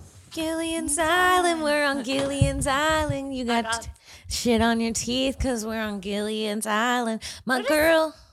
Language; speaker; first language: English; early bilingual, other home language; Spanish